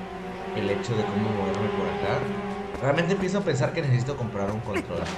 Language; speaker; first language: Spanish; native; Spanish